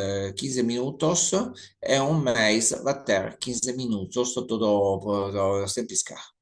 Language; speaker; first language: Portuguese; non-native, learner; Italian